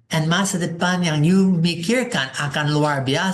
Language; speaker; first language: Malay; non-native, fluent; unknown